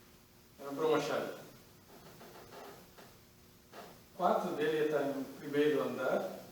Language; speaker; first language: Portuguese; non-native, learner; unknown